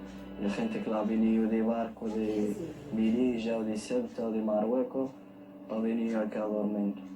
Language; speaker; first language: Spanish; non-native, learner; Arabic